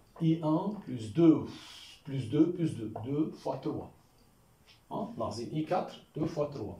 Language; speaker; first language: French; non-native, local second language; Arabic